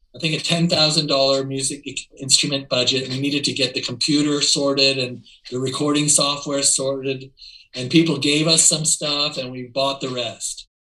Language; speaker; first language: English; native; English